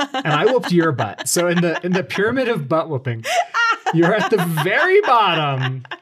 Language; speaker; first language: English; native; English